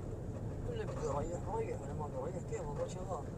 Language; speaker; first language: Arabic; native; Arabic